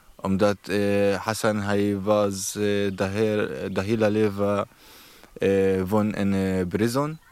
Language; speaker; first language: Dutch; non-native, learner; Arabic